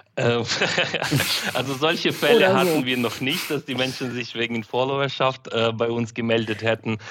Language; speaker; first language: German; non-native, fluent; Ukrainian